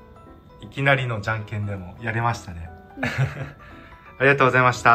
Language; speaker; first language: Japanese; native; Japanese